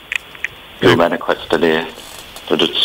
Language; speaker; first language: Italian; non-native, fluent; English